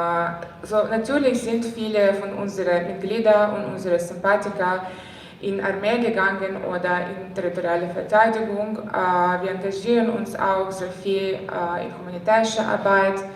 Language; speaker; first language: German; non-native, fluent; Ukrainian